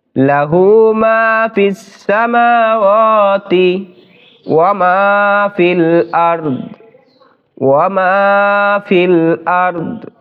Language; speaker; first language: Arabic; non-native, learner; Bangla